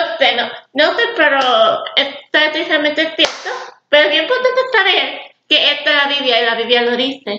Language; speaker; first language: Spanish; early bilingual, heritage; English